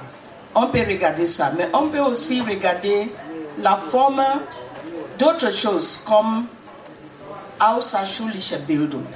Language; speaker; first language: French; non-native, learner; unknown